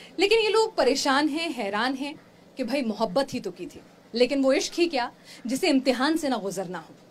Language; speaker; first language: Hindi; native; Hindi